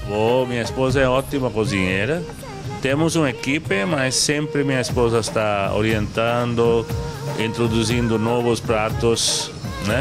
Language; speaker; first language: Portuguese; non-native, fluent; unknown